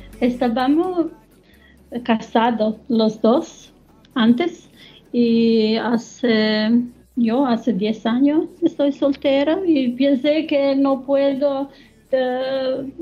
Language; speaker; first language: Spanish; non-native, learner; German